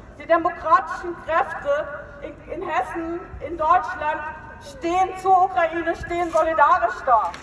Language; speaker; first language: German; native; German